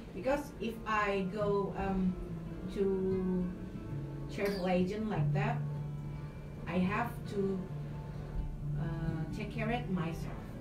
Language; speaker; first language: English; non-native, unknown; Indonesian